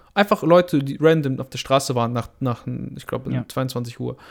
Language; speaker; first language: German; non-native, fluent; Russian